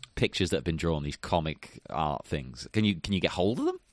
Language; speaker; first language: English; native; English